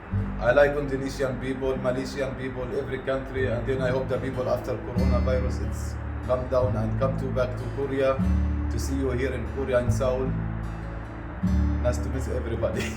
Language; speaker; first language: English; non-native, learner; Arabic